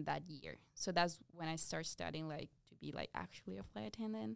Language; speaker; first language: English; non-native, fluent; Spanish